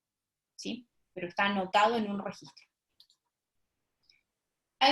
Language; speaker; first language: Spanish; native; Spanish